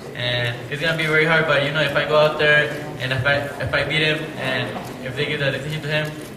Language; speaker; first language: English; non-native, fluent; Spanish